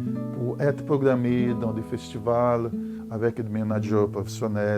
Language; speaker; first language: French; non-native, fluent; Portuguese